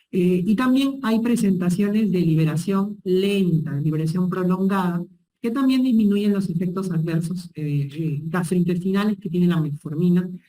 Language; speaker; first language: Spanish; native; Spanish